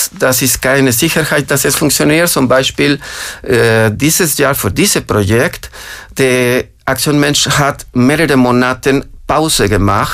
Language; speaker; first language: German; non-native, fluent; Spanish